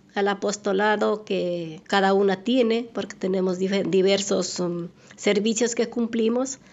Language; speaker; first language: Spanish; native; Spanish